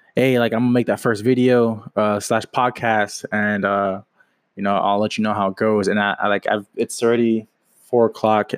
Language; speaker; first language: English; native; English